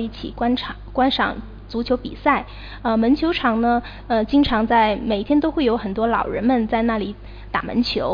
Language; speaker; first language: Chinese; native; Chinese